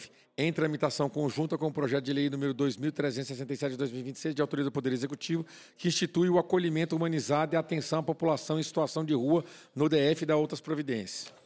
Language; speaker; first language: Portuguese; native; Portuguese